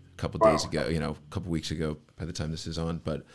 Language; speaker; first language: English; native; English